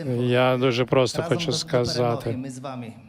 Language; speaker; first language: Ukrainian; non-native, fluent; French